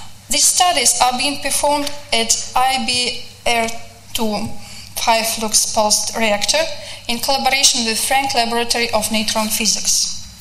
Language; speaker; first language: English; non-native, fluent; Russian